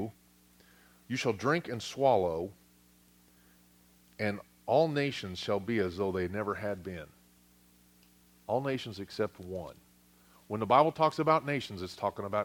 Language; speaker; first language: English; native; English